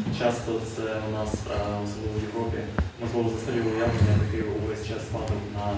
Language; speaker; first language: Ukrainian; native; Ukrainian